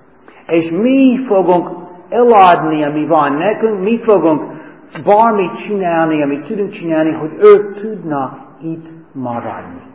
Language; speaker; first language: Hungarian; non-native, fluent; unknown